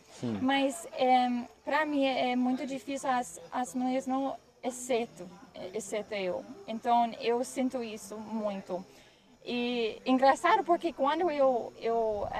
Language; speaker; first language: Portuguese; non-native, learner; English